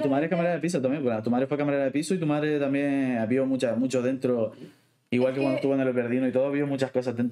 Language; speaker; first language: Spanish; native; Spanish